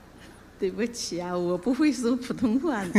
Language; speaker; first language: Chinese; non-native, local second language; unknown